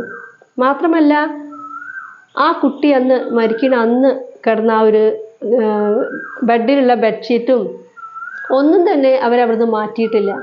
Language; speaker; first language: Malayalam; native; Malayalam